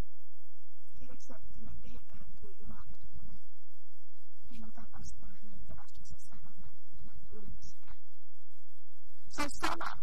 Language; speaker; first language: Finnish; early bilingual, heritage; Finnish